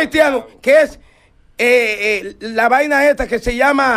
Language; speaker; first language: Spanish; native; Spanish